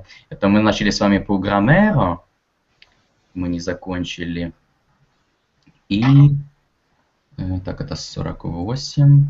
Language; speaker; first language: Russian; native; Russian